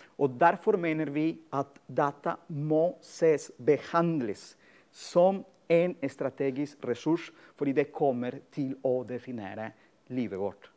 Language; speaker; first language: Norwegian; non-native, fluent; Spanish